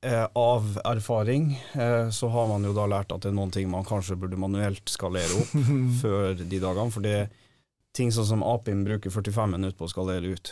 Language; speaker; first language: Norwegian; native; Norwegian